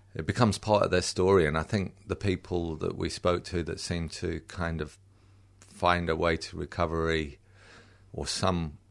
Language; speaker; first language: English; native; English